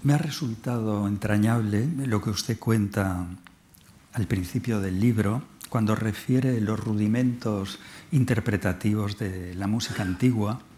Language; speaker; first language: Spanish; native; Spanish